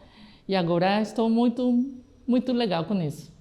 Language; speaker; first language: Portuguese; non-native, fluent; Spanish